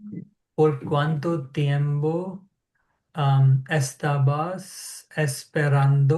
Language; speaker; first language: Spanish; non-native, learner; English